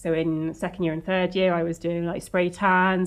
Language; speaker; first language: English; native; English